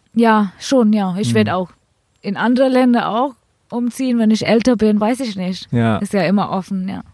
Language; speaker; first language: German; non-native, fluent; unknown